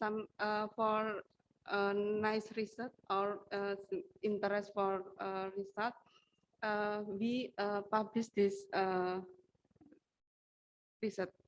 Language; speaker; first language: English; non-native, learner; Indonesian